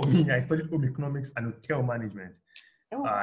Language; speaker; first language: English; non-native, local second language; Yoruba